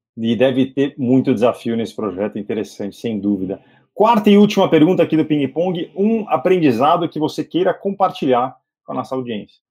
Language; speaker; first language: Portuguese; native; Portuguese